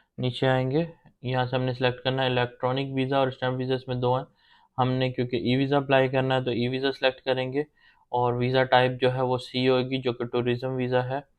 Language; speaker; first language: Urdu; non-native, local second language; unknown